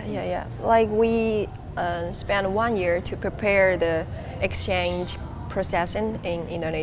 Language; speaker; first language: English; non-native, learner; Chinese